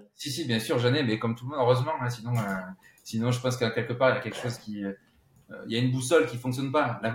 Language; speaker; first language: French; native; French